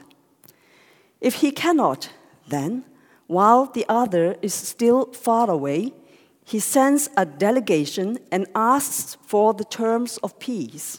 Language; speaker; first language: English; non-native, local second language; Cantonese